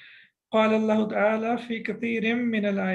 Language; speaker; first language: Arabic; non-native, fluent; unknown